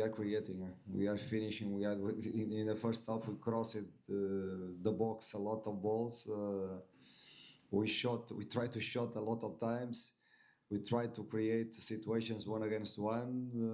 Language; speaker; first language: English; non-native, fluent; Portuguese